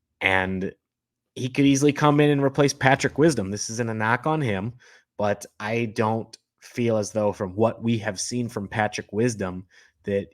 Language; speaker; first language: English; native; English